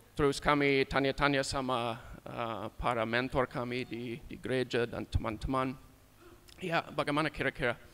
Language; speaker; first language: Indonesian; non-native, fluent; English